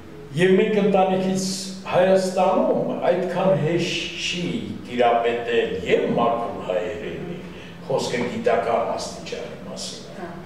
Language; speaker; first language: Armenian; non-native, local second language; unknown